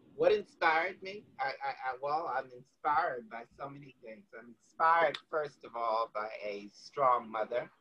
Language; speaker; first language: English; native; English